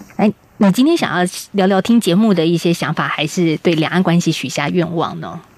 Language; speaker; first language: Chinese; native; Chinese